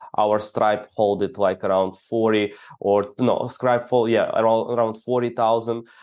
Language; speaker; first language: English; non-native, fluent; Ukrainian